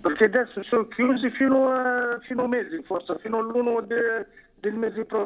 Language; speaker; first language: Italian; non-native, learner; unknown